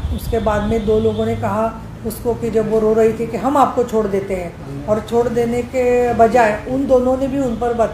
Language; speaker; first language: Hindi; non-native, local second language; Marathi